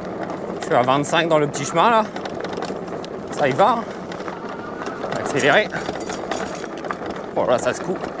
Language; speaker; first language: French; native; French